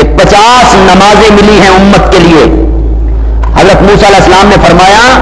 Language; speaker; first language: Urdu; non-native, local second language; Punjabi